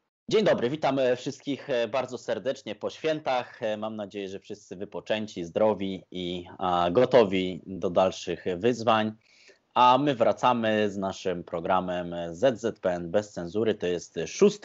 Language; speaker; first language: Polish; native; Polish